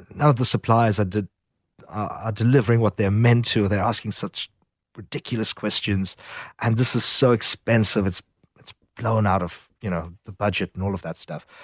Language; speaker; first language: English; native; English